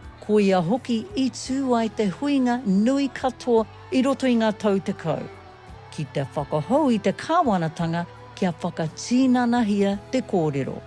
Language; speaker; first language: Māori; non-native, local second language; English